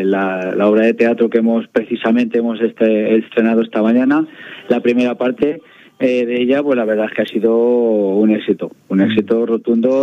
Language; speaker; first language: Spanish; native; Spanish